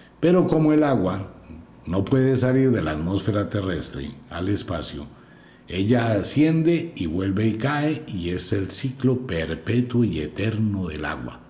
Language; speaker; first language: Spanish; native; Spanish